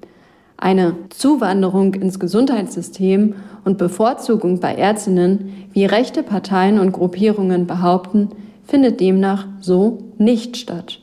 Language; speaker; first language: German; native; German